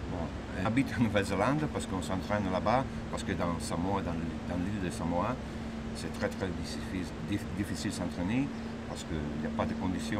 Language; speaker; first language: French; non-native, fluent; Italian